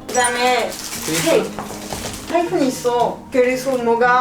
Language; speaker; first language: Korean; non-native, learner; French